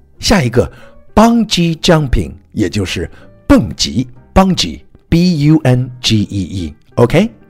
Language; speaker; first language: Chinese; native; Chinese